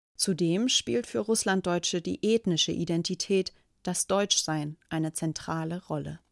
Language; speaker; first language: German; native; German